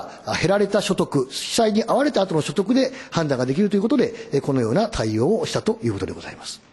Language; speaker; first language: Japanese; native; Japanese